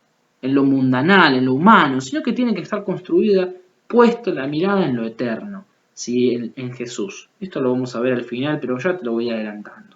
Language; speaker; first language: Spanish; native; Spanish